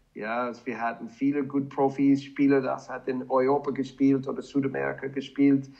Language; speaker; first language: German; non-native, learner; English